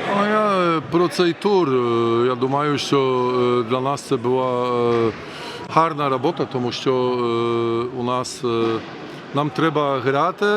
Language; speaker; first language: Ukrainian; non-native, learner; Polish